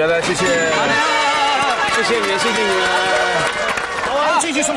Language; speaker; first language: Chinese; native; Chinese